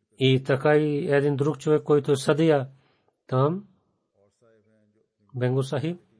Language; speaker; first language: Bulgarian; non-native, learner; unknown